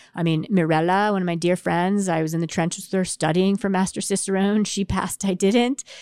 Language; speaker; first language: English; native; English